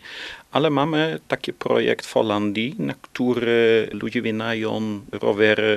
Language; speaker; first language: Polish; non-native, learner; Dutch